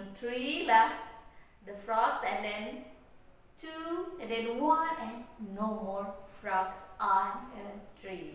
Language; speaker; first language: English; non-native, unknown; Indonesian